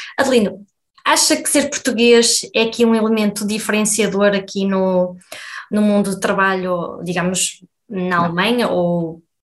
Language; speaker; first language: Portuguese; native; Portuguese